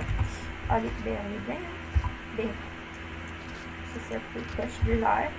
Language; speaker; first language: French; native; French